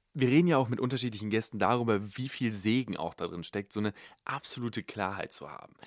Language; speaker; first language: German; native; German